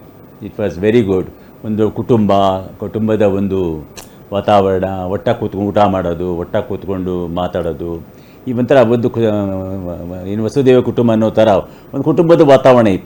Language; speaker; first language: Kannada; native; Kannada